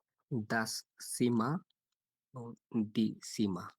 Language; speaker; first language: German; non-native, learner; Bangla